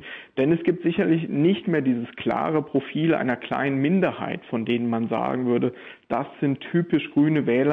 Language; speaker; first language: German; native; German